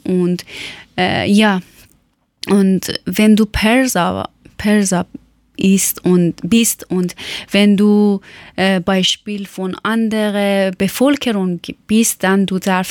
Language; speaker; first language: German; non-native, learner; Persian